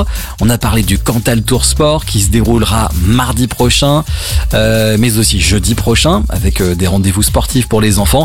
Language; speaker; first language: French; native; French